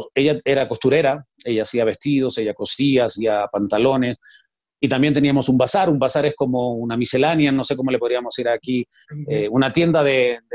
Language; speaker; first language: Spanish; native; Spanish